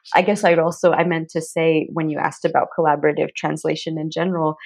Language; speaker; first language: English; native; English